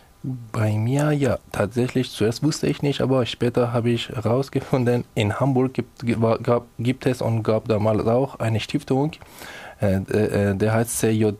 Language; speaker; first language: German; non-native, learner; Persian